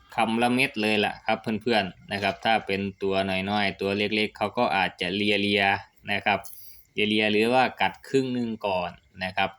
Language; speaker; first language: Thai; non-native, local second language; Northeastern Thai